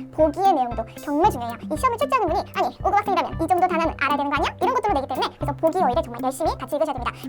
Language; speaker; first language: Korean; native; Korean